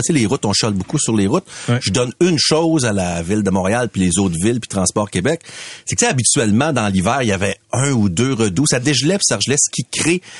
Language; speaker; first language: French; native; French